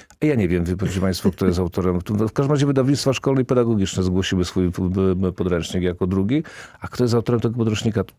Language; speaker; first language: Polish; native; Polish